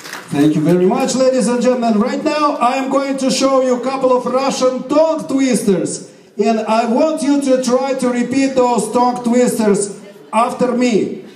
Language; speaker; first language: English; non-native, fluent; Russian